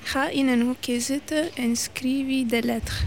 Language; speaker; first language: Dutch; non-native, local second language; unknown